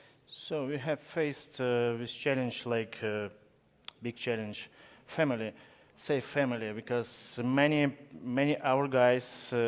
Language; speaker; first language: English; non-native, learner; Russian